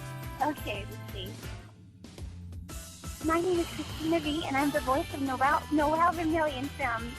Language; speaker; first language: English; native; English